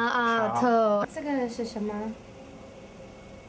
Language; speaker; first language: Chinese; non-native, learner; English